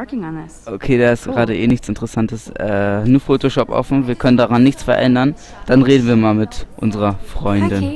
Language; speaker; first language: German; native; German